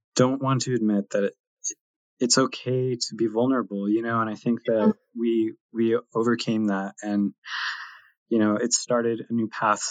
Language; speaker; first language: English; native; English